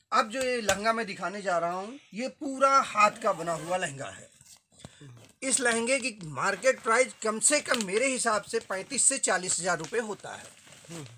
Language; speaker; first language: Hindi; native; Hindi